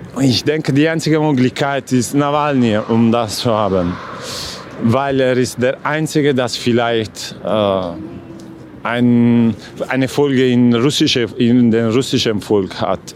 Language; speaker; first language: German; non-native, learner; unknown